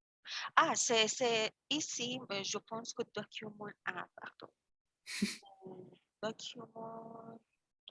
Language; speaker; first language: French; non-native, learner; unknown